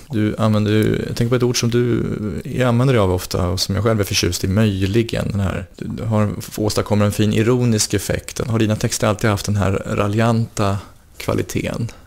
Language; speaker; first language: Swedish; native; Swedish